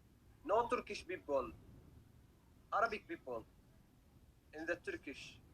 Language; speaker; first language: English; non-native, learner; Arabic